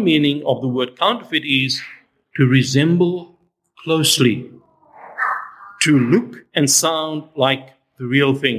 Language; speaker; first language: English; native; English